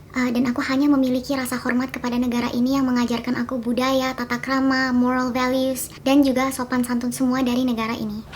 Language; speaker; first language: Indonesian; early bilingual, other home language; Korean